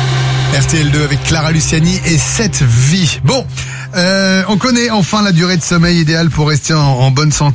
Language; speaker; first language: French; native; French